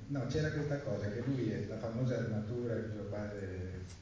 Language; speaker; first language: Italian; native; Italian